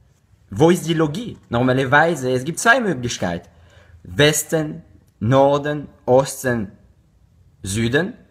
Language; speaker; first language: German; non-native, learner; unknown